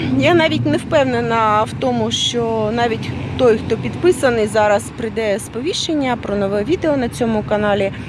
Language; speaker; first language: Ukrainian; non-native, local second language; Russian